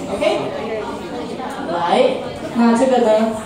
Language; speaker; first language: English; non-native, local second language; Filipino